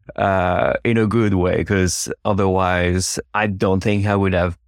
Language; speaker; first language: English; non-native, fluent; French